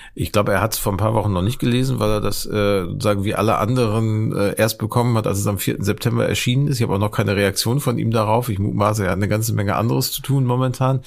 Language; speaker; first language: German; native; German